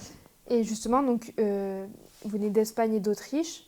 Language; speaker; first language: French; native; French